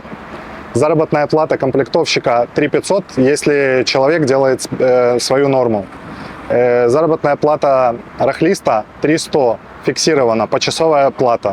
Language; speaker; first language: Russian; native; Russian